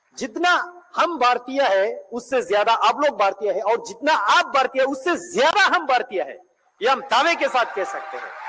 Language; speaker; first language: Hindi; non-native, local second language; Ladakhi